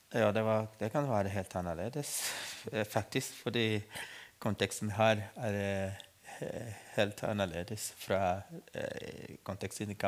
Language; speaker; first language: Norwegian; non-native, fluent; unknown